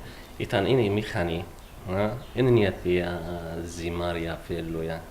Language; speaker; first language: Greek; non-native, learner; Arabic